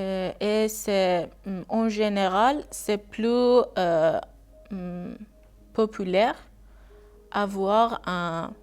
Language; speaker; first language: French; non-native, learner; Persian